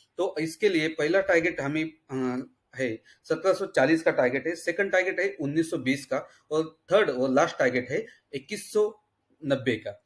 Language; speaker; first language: Hindi; native; Hindi